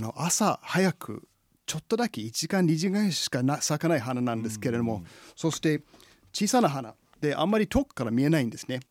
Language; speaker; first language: Japanese; non-native, fluent; English